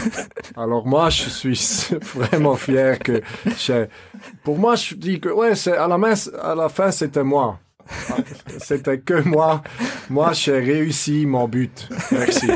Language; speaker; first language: French; non-native, fluent; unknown